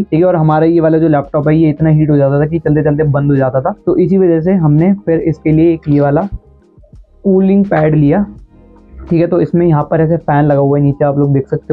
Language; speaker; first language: Hindi; native; Hindi